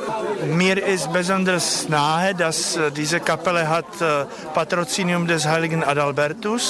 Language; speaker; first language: German; non-native, fluent; Czech